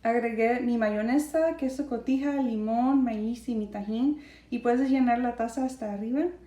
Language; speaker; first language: Spanish; early bilingual, heritage; Spanish